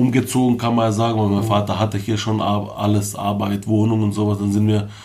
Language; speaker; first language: German; early bilingual, other home language; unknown